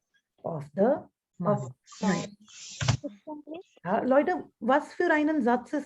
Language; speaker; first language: German; non-native, fluent; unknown